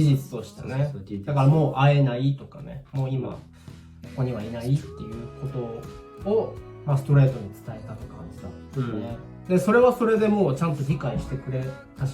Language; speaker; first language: Japanese; native; Japanese